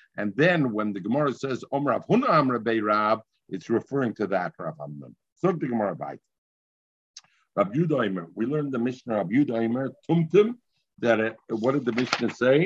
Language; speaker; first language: English; native; English